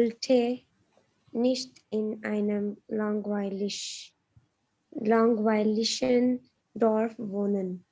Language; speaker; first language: German; non-native, learner; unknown